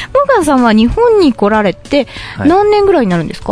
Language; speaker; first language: Japanese; native; Japanese